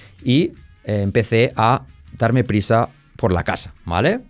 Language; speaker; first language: Spanish; native; Spanish